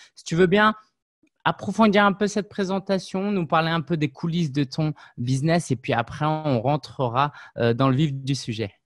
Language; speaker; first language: French; native; French